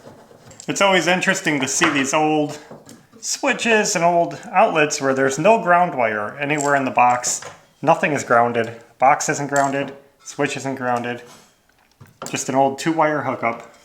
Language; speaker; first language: English; native; English